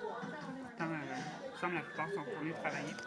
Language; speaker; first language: French; native; French